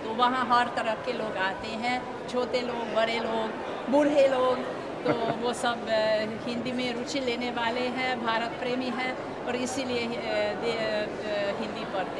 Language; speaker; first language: Hindi; non-native, fluent; Hungarian